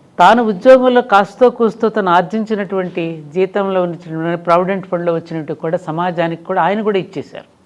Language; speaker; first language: Telugu; native; Telugu